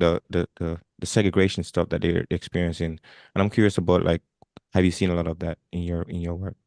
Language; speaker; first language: English; non-native, fluent; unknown